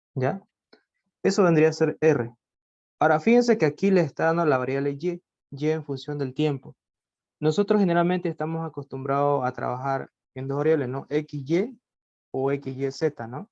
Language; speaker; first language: Spanish; native; Spanish